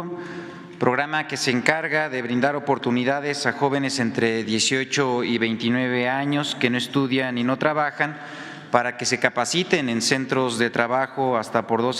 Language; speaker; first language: Spanish; native; Spanish